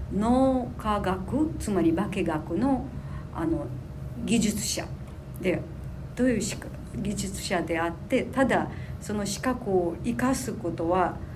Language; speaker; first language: Japanese; non-native, fluent; Ukrainian